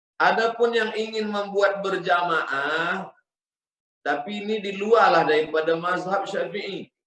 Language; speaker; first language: Malay; native; Malay